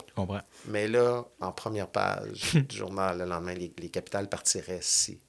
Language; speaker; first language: French; native; French